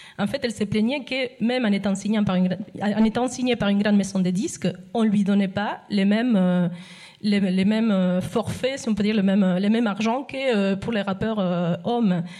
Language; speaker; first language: French; non-native, fluent; Spanish